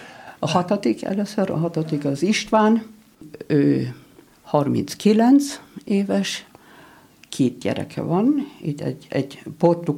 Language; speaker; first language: Hungarian; non-native, learner; German